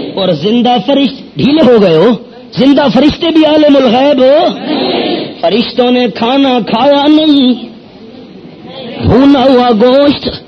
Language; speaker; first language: Urdu; non-native, local second language; Pashto